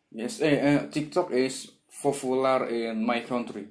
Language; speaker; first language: English; non-native, learner; Indonesian